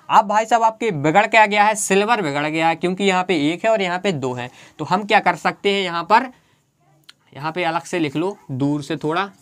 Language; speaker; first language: Hindi; native; Hindi